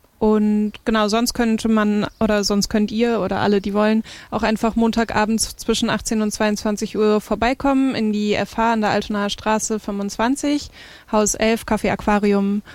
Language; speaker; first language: German; native; German